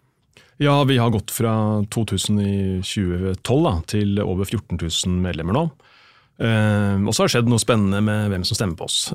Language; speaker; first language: Norwegian; native; Norwegian